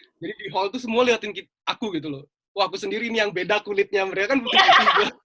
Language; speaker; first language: Indonesian; native; Indonesian